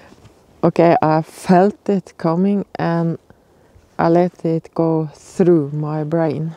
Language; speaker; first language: English; non-native, learner; Norwegian